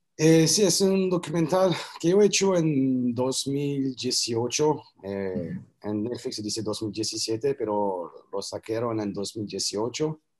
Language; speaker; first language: Spanish; non-native, learner; French